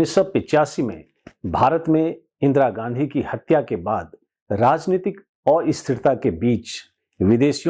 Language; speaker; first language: Hindi; native; Hindi